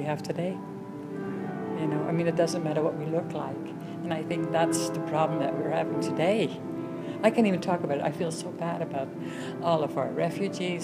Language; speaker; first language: English; non-native, fluent; Dutch